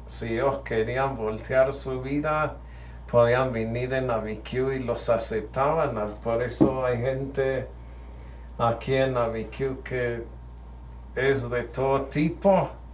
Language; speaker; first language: Spanish; early bilingual, heritage; Spanish